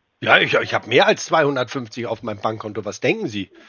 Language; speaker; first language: German; native; German